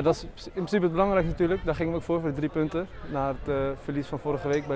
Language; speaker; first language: Dutch; early bilingual, other home language; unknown